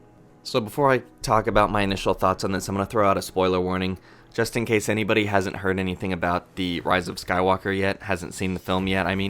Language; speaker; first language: English; native; English